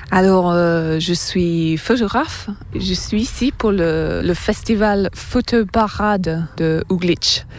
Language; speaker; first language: French; non-native, fluent; English